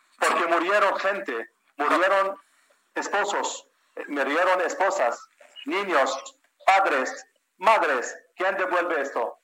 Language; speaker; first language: Spanish; non-native, fluent; Arabic